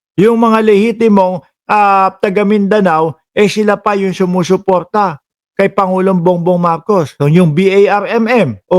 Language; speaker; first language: Filipino; native; Filipino